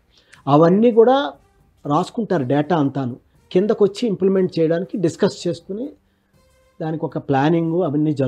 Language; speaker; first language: Telugu; native; Telugu